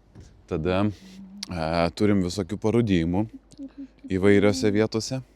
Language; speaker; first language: Lithuanian; native; Lithuanian